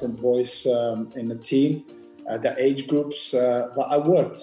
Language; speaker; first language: English; non-native, fluent; Bulgarian